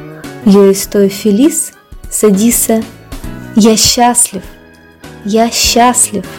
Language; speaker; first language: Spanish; non-native, fluent; Russian